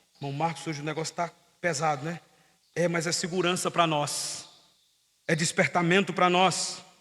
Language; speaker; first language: Portuguese; native; Portuguese